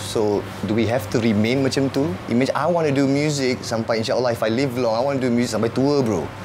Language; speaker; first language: English; early bilingual, heritage; English